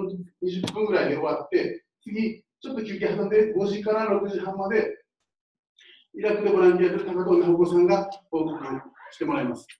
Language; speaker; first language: Japanese; native; Japanese